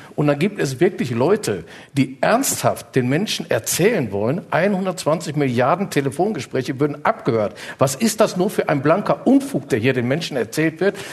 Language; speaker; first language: German; native; German